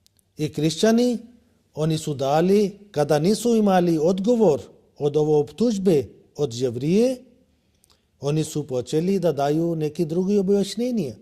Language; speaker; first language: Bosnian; non-native, learner; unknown